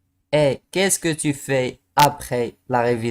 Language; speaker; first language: French; non-native, local second language; Arabic